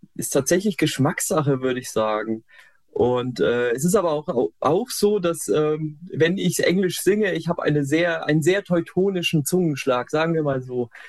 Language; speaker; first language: German; native; German